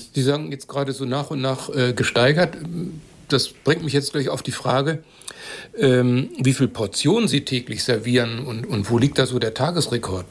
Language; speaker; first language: German; native; German